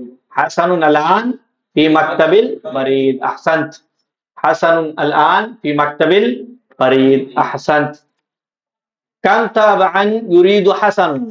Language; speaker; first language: Arabic; non-native, fluent; Urdu